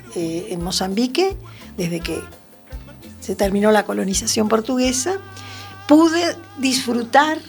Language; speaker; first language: Spanish; native; Spanish